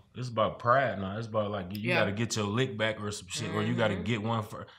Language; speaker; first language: English; native; English